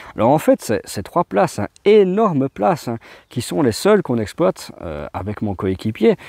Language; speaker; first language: French; native; French